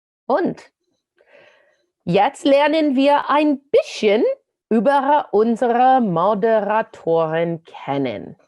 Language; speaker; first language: German; non-native, fluent; English